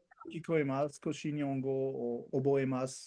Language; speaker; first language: Japanese; non-native, learner; Spanish